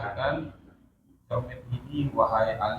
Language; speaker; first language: Indonesian; native; Indonesian